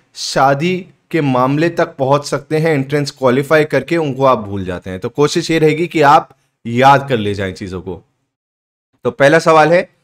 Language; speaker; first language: Hindi; native; Hindi